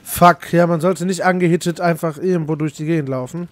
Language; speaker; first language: German; native; German